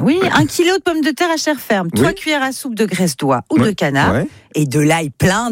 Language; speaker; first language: French; native; French